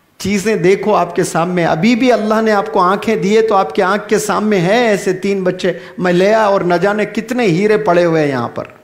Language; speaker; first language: Urdu; native; Urdu